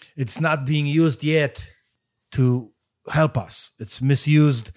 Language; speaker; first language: English; non-native, fluent; Polish